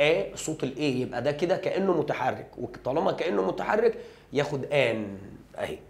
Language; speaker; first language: Arabic; native; Arabic